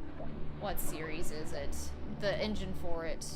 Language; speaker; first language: English; native; English